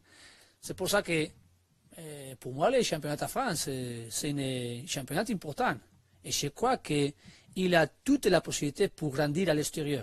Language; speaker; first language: French; non-native, learner; Spanish